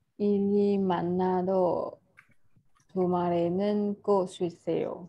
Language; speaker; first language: Korean; non-native, learner; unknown